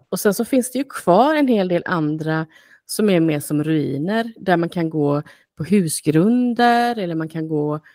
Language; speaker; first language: Swedish; native; Swedish